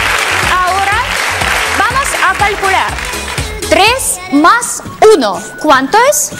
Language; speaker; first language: Spanish; non-native, learner; Russian